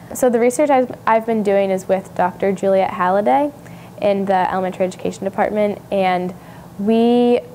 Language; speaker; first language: English; native; English